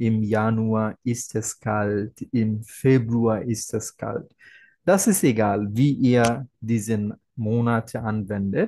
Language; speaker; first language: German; non-native, fluent; Bangla